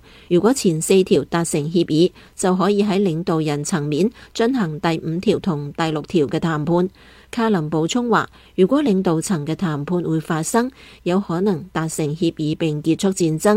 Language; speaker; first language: Chinese; non-native, local second language; Cantonese